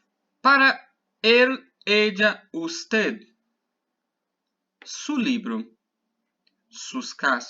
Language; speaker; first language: Spanish; non-native, fluent; Portuguese